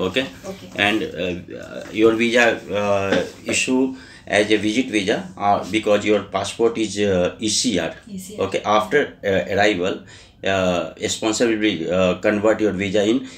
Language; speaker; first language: English; non-native, learner; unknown